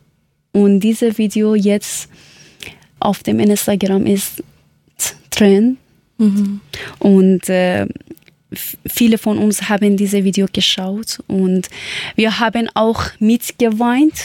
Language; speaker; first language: German; non-native, learner; Persian